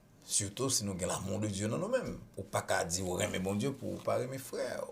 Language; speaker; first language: French; non-native, local second language; Haitian Creole